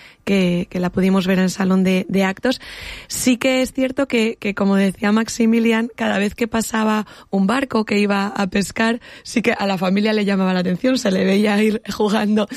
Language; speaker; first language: Spanish; native; Spanish